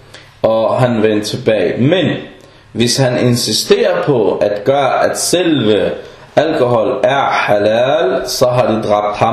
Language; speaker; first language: Danish; non-native, fluent; Arabic